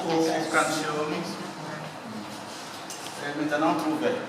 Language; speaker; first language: French; non-native, learner; Vietnamese